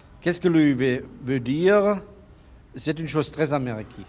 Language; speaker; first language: French; non-native, learner; German